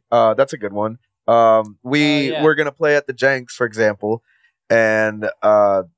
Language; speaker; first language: English; non-native, fluent; Spanish